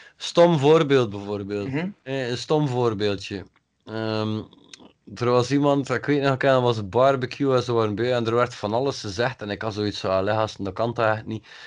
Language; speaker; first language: Dutch; native; Dutch